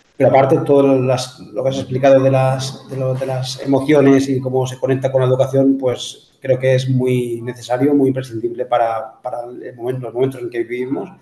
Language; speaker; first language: Spanish; non-native, local second language; Catalan